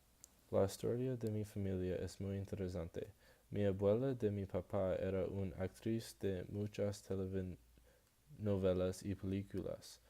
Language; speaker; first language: Spanish; non-native, learner; English